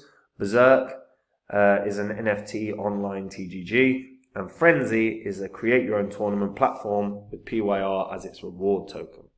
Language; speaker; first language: English; native; English